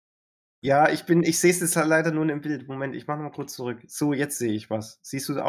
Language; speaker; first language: German; native; German